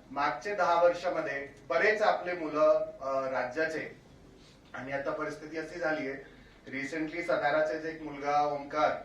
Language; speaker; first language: Marathi; non-native, local second language; Hindi